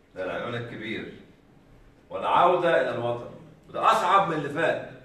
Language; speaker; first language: Arabic; native; Arabic